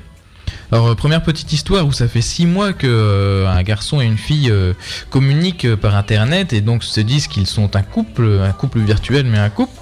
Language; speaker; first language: French; native; French